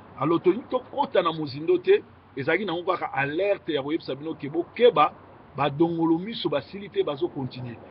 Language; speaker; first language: Lingala; native; Lingala